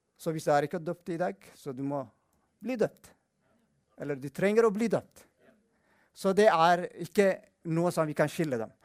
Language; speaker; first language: Norwegian; non-native, fluent; Amharic